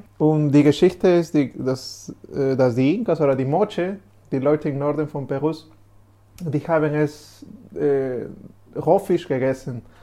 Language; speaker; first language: German; non-native, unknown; Spanish